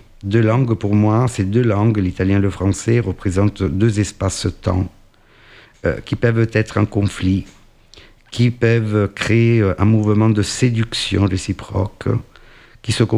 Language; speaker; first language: French; non-native, fluent; Italian